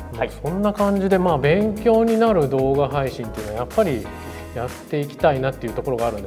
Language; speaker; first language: Japanese; native; Japanese